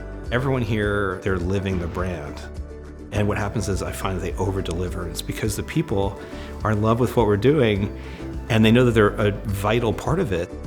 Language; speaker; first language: English; native; English